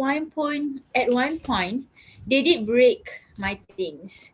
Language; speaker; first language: English; non-native, local second language; Malay